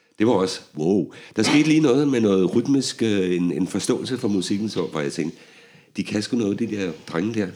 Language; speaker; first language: Danish; native; Danish